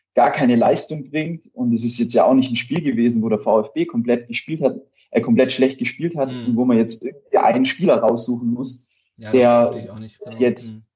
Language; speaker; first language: German; native; German